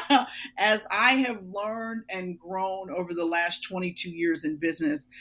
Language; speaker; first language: English; native; English